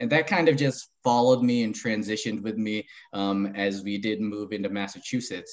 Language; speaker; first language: English; native; English